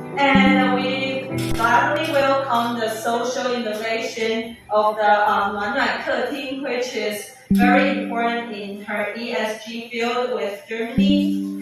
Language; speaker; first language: English; non-native, fluent; Chinese